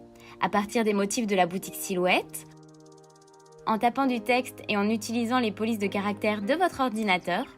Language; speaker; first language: French; native; French